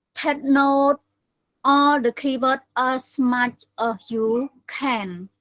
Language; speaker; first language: English; non-native, learner; Khmer